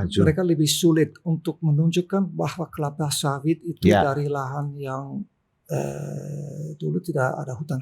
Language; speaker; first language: Indonesian; non-native, local second language; Dutch